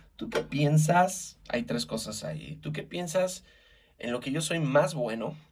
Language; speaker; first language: Spanish; native; Spanish